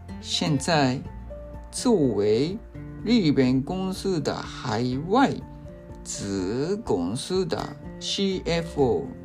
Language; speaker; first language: Chinese; non-native, fluent; Japanese